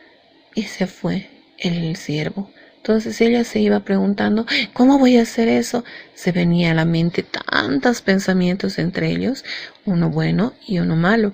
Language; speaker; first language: Spanish; native; Spanish